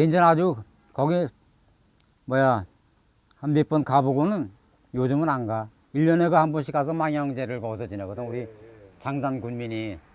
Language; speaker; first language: Korean; native; Korean